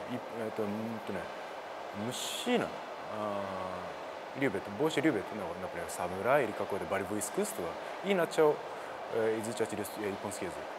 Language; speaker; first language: Russian; non-native, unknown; Japanese